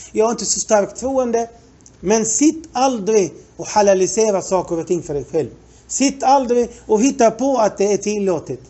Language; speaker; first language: Swedish; non-native, fluent; Arabic